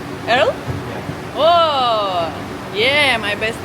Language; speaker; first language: English; non-native, learner; Russian